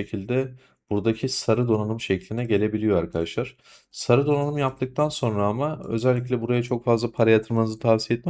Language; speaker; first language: Turkish; native; Turkish